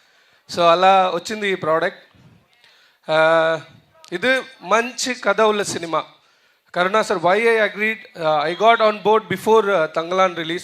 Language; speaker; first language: Telugu; non-native, learner; Tamil